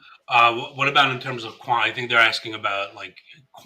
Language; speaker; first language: English; native; English